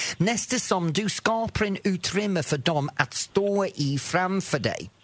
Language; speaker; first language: Swedish; non-native, fluent; English